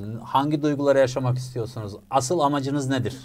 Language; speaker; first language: Turkish; native; Turkish